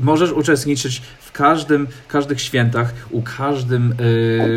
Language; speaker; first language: Polish; non-native, fluent; English